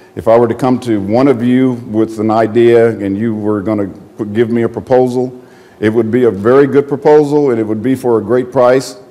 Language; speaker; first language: English; native; English